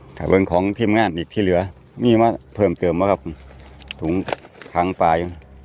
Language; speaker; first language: Thai; native; Thai